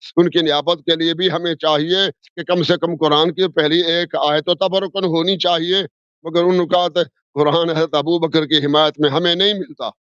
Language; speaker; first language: Urdu; non-native, local second language; Sindhi